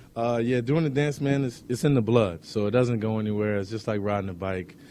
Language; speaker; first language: English; native; English